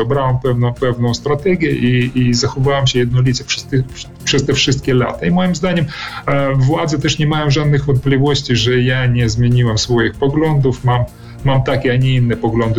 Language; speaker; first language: Polish; early bilingual, heritage; Polish